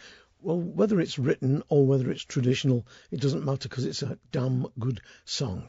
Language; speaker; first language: English; native; English